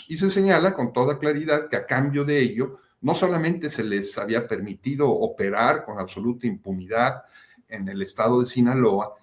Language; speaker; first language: Spanish; native; Spanish